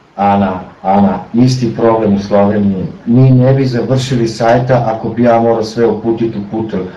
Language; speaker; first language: Serbian; native; Serbian